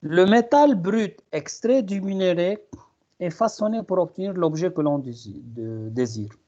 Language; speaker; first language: French; non-native, local second language; Arabic